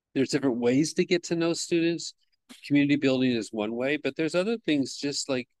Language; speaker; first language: English; native; English